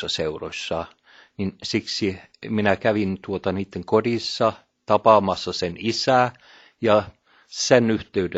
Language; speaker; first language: Finnish; early bilingual, heritage; Norwegian